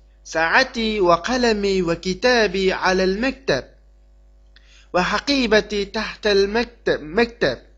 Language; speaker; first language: Arabic; non-native, fluent; Uyghur